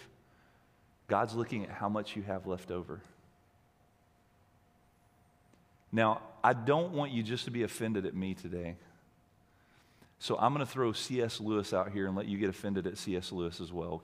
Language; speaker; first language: English; native; English